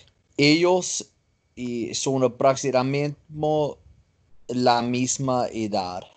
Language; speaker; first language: Spanish; non-native, learner; English